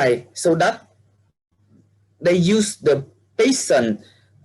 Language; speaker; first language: English; non-native, learner; Vietnamese